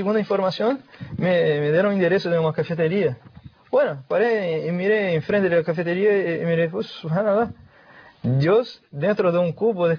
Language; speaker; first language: Spanish; non-native, fluent; Portuguese